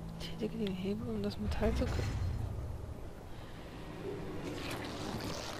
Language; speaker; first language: German; native; German